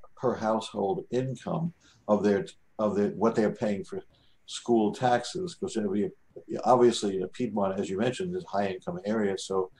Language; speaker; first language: English; native; English